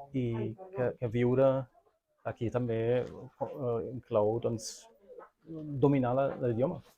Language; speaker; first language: Catalan; non-native, fluent; German